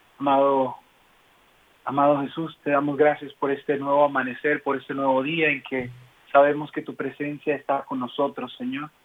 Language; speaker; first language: Spanish; early bilingual, heritage; Spanish